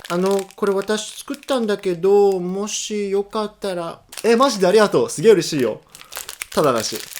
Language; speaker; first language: Japanese; native; Japanese